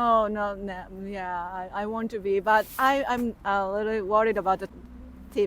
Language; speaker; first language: English; non-native, local second language; Japanese